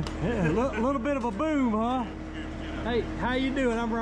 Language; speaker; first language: English; native; English